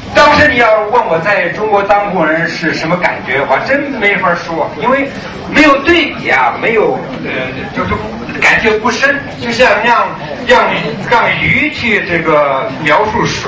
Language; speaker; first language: Chinese; early bilingual, other home language; English